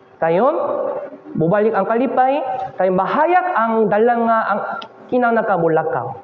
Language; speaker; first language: Cebuano; non-native, fluent; Korean